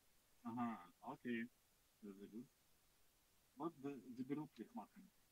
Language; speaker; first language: German; non-native, learner; Russian